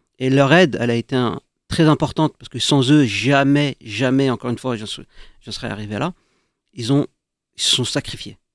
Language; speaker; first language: French; early bilingual, other home language; Arabic